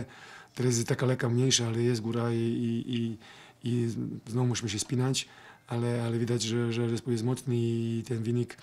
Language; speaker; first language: Polish; non-native, fluent; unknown